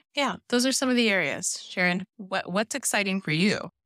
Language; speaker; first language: English; native; English